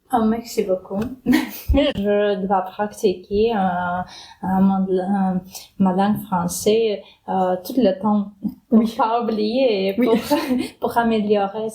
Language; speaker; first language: French; non-native, fluent; Ukrainian